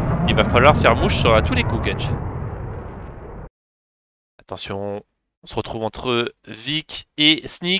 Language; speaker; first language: French; native; French